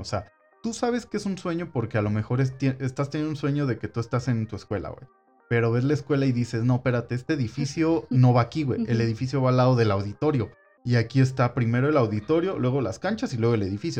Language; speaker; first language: Spanish; native; Spanish